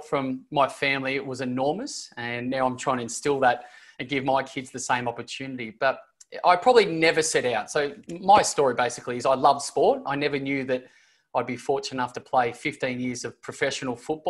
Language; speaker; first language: English; native; English